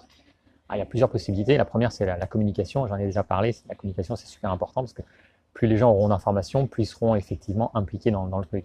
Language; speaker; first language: French; native; French